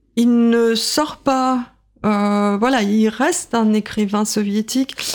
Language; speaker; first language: French; non-native, fluent; Russian